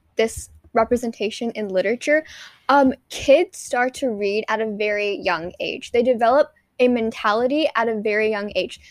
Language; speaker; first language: English; early bilingual, other home language; Hindi